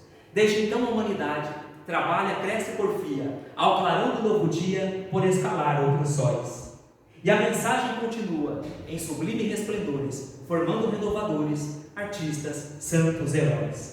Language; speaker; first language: Portuguese; native; Portuguese